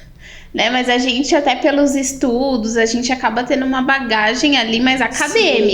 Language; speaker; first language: Portuguese; native; Portuguese